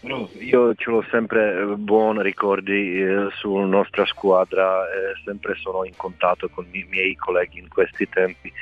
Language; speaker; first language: Italian; non-native, fluent; Czech